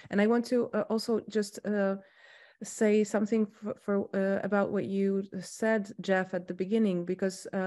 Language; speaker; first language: English; non-native, fluent; Polish